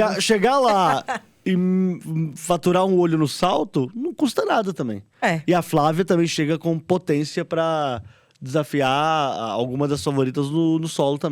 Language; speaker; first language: Portuguese; native; Portuguese